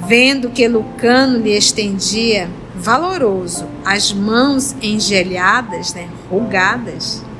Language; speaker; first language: Portuguese; native; Portuguese